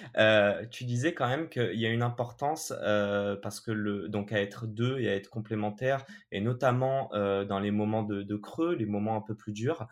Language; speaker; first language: French; native; French